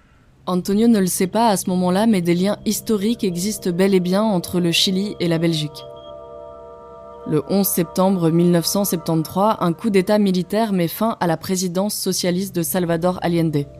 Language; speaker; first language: French; native; French